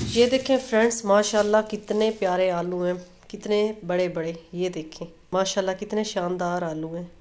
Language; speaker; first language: Urdu; non-native, local second language; Punjabi